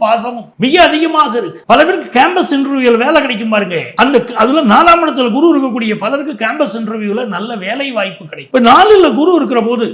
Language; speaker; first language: Tamil; native; Tamil